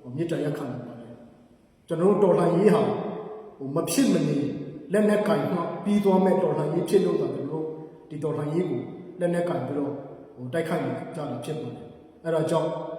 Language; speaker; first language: Burmese; non-native, local second language; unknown